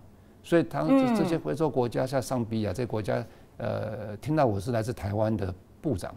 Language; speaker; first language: Chinese; native; Chinese